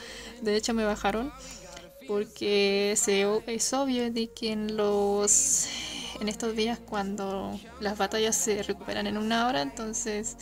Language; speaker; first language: Spanish; native; Spanish